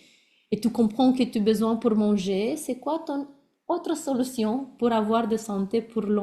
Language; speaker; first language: French; non-native, learner; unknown